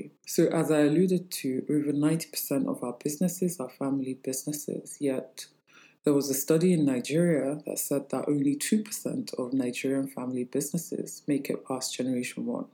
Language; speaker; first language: English; native; English